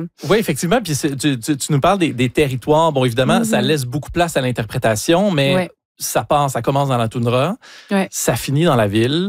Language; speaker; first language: French; native; French